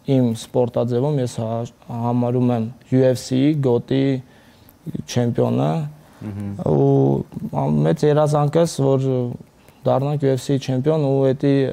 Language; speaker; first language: Armenian; early bilingual, heritage; Armenian